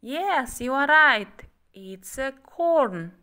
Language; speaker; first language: English; non-native, fluent; Kazakh